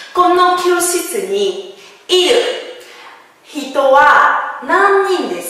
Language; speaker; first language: Japanese; non-native, learner; Vietnamese